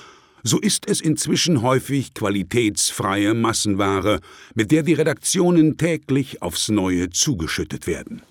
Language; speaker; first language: German; native; German